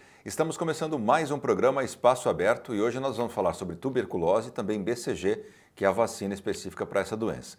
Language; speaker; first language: Portuguese; native; Portuguese